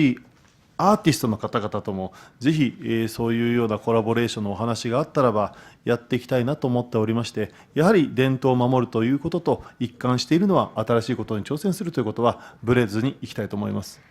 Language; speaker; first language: Japanese; native; Japanese